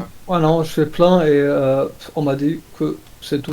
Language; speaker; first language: French; non-native, learner; German